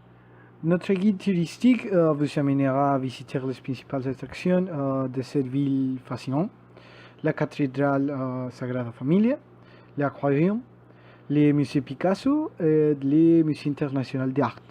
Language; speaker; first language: French; non-native, learner; Spanish